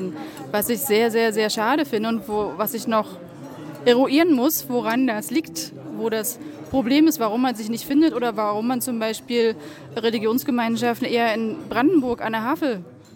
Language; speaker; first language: German; native; German